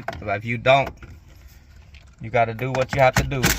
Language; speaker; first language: English; non-native, local second language; Khmer